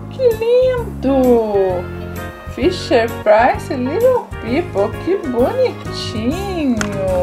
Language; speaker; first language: Portuguese; native; Portuguese